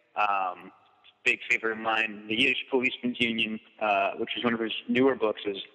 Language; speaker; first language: English; native; English